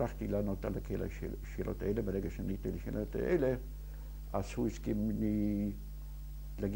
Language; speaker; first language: Hebrew; non-native, fluent; Yiddish